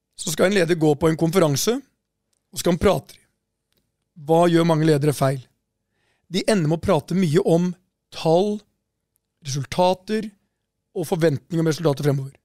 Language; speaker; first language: Norwegian; native; Norwegian